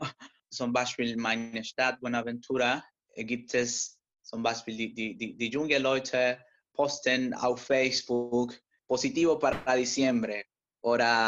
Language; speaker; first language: German; non-native, learner; Spanish